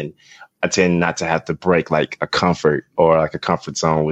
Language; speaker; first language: English; native; English